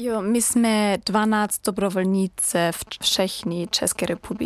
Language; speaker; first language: Czech; non-native, learner; German